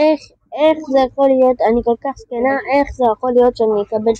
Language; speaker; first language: Hebrew; early bilingual, heritage; French